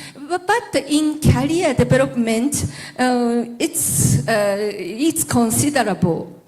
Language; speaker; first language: English; non-native, learner; Japanese